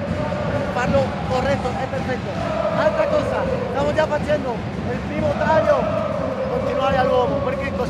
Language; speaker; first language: Italian; non-native, learner; Spanish